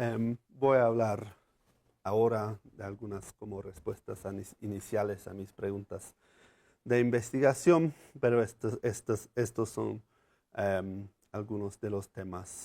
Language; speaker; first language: Spanish; non-native, fluent; English